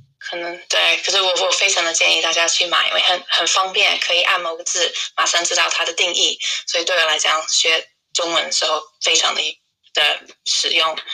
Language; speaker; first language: Chinese; non-native, fluent; English